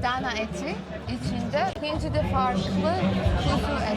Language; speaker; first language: Turkish; non-native, learner; Polish